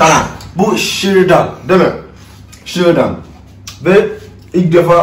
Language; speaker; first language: Turkish; non-native, learner; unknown